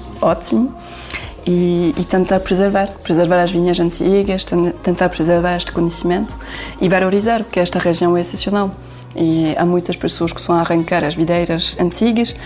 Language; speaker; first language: Portuguese; non-native, learner; French